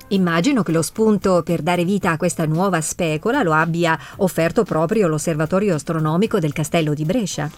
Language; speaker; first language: Italian; native; Italian